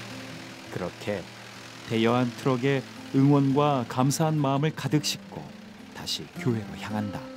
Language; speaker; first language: Korean; native; Korean